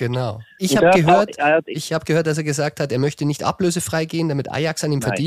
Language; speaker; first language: German; native; German